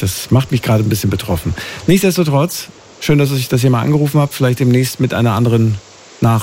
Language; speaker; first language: German; native; German